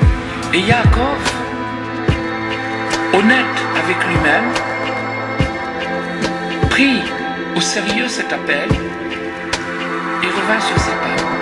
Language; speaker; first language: French; native; French